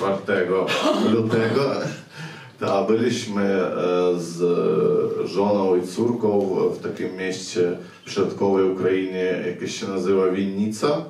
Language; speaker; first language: Polish; non-native, fluent; Ukrainian